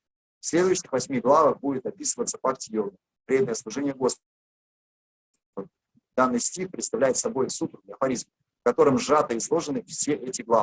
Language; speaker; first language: Russian; native; Russian